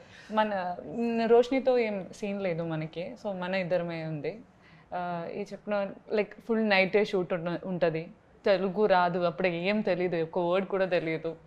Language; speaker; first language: Telugu; non-native, learner; Malayalam